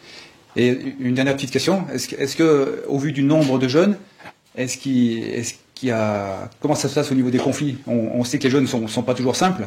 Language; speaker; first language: French; native; French